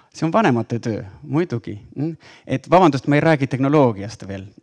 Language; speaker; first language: Estonian; non-native, fluent; Spanish